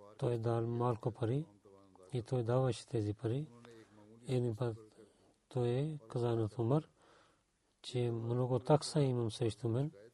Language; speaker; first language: Bulgarian; non-native, learner; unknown